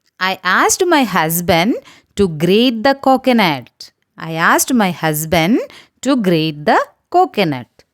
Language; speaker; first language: English; non-native, local second language; Malayalam